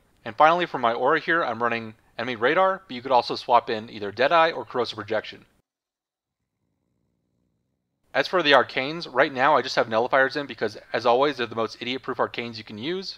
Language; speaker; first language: English; native; English